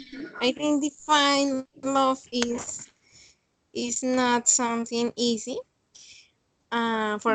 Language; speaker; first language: English; non-native, learner; Spanish